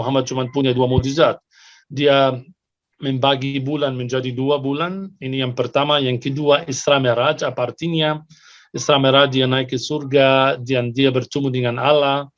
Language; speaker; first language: Indonesian; non-native, fluent; Arabic